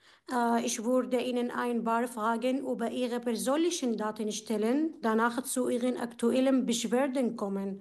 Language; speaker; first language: German; non-native, fluent; Arabic